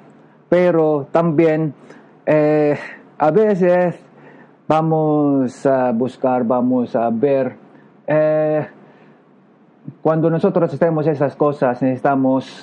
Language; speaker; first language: Spanish; non-native, learner; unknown